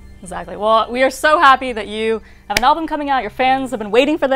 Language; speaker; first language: English; native; English